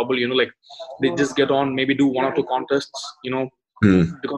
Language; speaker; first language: English; non-native, local second language; Tamil